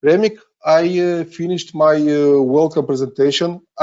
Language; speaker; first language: English; non-native, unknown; Romanian